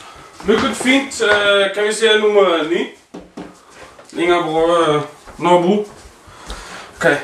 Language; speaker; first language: Norwegian; non-native, learner; Swedish